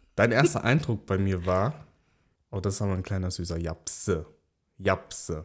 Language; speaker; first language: German; early bilingual, other home language; Vietnamese